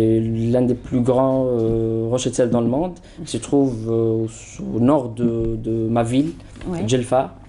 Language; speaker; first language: French; non-native, local second language; Arabic